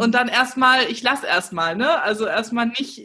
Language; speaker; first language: German; native; German